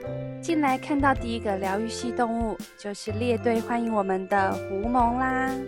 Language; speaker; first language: Chinese; native; Chinese